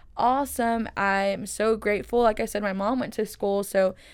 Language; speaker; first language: English; early bilingual, other home language; Spanish